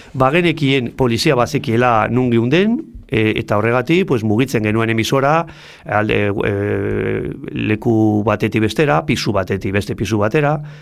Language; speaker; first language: Basque; non-native, local second language; Spanish